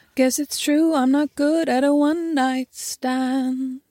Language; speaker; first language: English; native; English